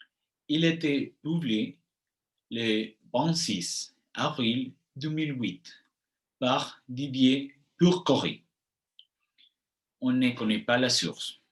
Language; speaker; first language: French; non-native, fluent; Spanish